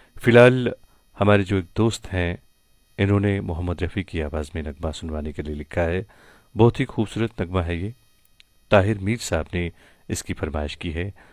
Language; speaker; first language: Hindi; non-native, local second language; Kashmiri